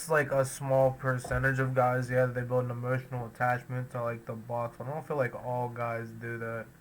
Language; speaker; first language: English; native; English